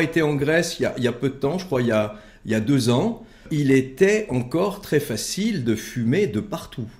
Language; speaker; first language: French; native; French